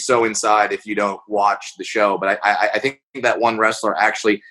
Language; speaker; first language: English; native; English